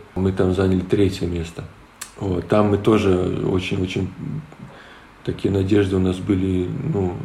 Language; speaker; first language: Russian; non-native, local second language; Polish